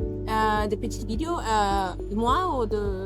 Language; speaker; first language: French; non-native, fluent; Portuguese